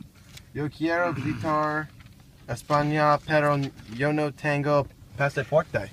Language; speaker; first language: Spanish; non-native, learner; English